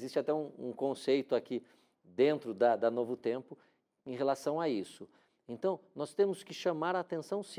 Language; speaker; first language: Portuguese; native; Portuguese